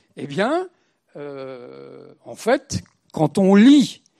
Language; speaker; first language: French; native; French